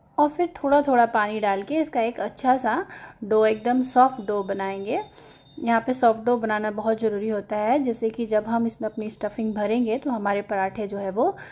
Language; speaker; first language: Hindi; native; Hindi